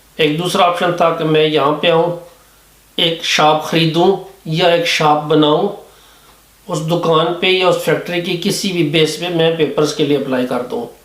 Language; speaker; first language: Urdu; native; Urdu